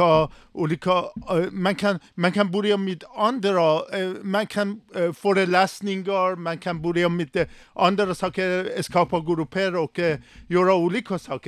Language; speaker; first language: Swedish; non-native, learner; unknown